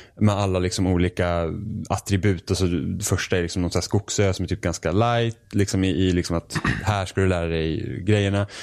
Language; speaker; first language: Swedish; native; Swedish